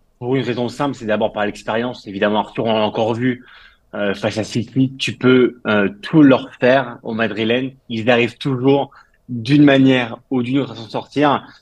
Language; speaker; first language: French; native; French